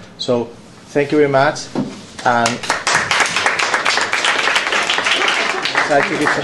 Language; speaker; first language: English; non-native, fluent; Spanish